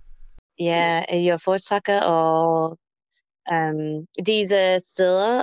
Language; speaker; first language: Danish; non-native, learner; English